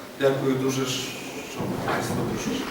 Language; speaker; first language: Polish; non-native, learner; Ukrainian